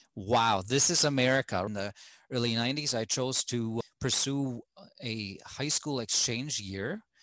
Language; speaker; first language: English; non-native, fluent; German